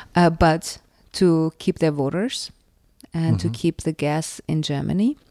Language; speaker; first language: English; non-native, fluent; Russian